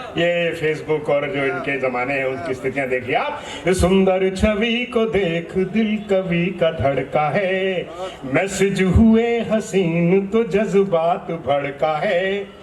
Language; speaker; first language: Hindi; non-native, local second language; Punjabi